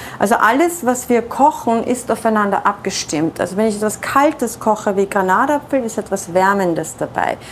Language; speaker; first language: German; early bilingual, other home language; Persian